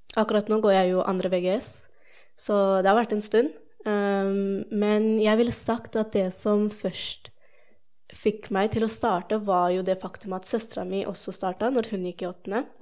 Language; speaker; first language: Norwegian; early bilingual, other home language; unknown